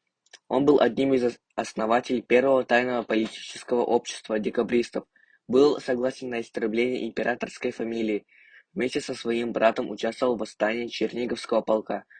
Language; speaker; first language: Russian; non-native, local second language; Yakut